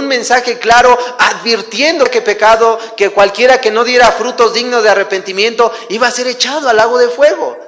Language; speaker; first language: Spanish; native; Spanish